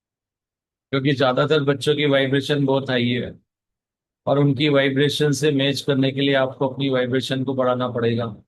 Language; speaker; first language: Hindi; native; Hindi